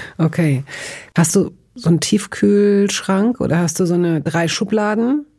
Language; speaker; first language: German; native; German